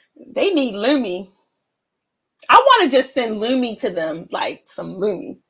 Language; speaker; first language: English; native; English